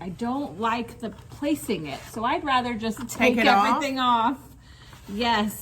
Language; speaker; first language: English; native; English